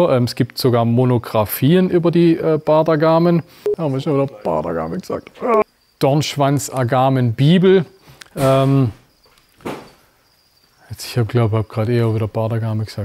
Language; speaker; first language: German; native; German